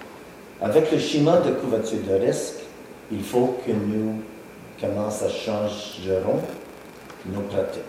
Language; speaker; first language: French; non-native, local second language; English